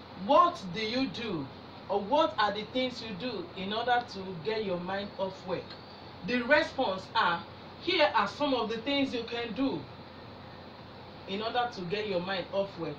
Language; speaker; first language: English; non-native, local second language; Igbo